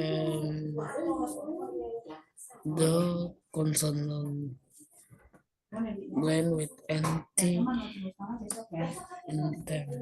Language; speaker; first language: English; non-native, learner; Indonesian